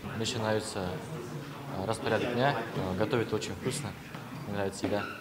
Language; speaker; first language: Russian; non-native, local second language; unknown